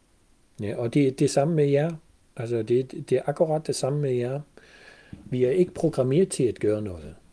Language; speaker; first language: Danish; non-native, fluent; German